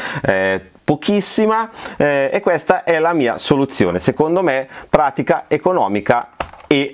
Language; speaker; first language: Italian; native; Italian